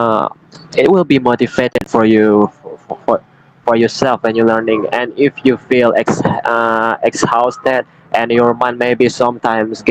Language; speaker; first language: English; non-native, learner; Indonesian